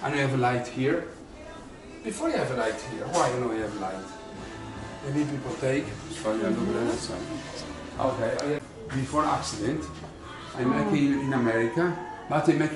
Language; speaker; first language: English; non-native, learner; Italian